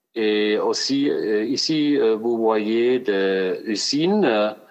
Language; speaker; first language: French; non-native, fluent; German